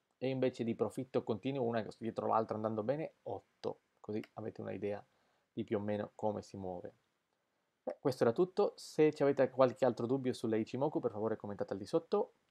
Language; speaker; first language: Italian; non-native, fluent; Spanish